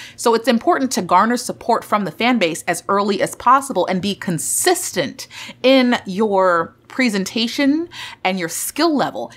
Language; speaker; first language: English; native; English